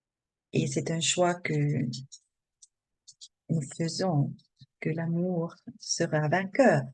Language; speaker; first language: French; non-native, learner; German